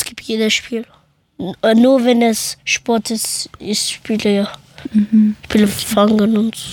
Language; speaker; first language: German; early bilingual, other home language; Persian